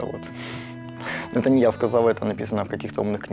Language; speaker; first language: Russian; native; Russian